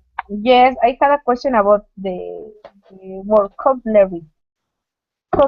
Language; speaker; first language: English; non-native, learner; Spanish